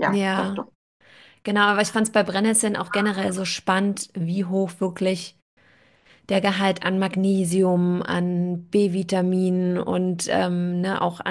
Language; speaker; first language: German; native; German